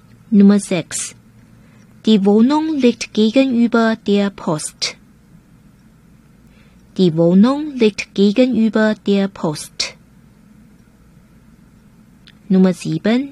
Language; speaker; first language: German; non-native, fluent; Chinese